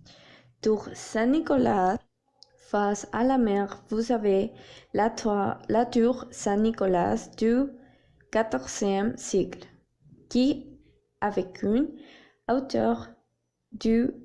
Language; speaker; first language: French; non-native, learner; Spanish